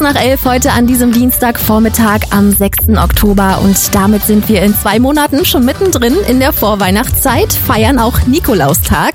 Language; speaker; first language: German; native; German